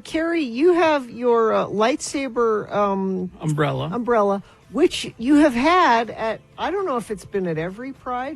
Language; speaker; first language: English; native; English